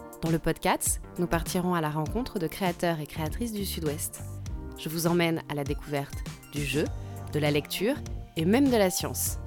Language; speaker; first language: French; native; French